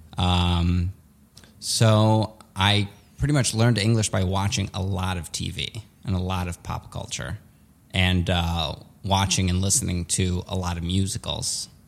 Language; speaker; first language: English; early bilingual, other home language; Russian